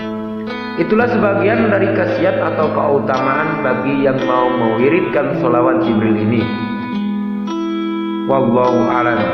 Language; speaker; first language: Indonesian; native; Indonesian